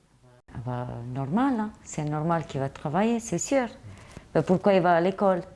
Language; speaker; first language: French; non-native, learner; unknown